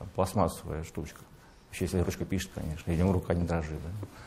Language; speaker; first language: Russian; native; Russian